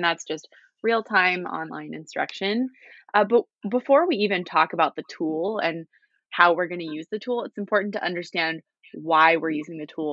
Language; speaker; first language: English; native; English